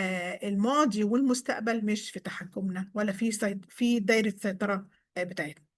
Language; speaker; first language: Arabic; native; Arabic